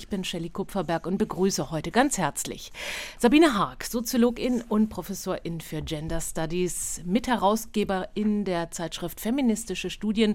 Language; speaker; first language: German; native; German